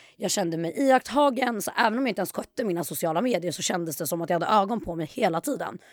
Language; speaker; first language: Swedish; native; Swedish